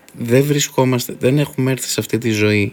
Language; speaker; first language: Greek; native; Greek